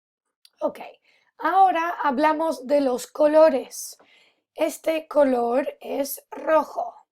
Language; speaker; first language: Spanish; non-native, fluent; English